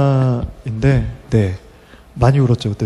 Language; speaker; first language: Korean; native; Korean